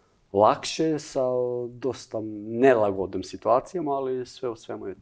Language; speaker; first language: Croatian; non-native, learner; Albanian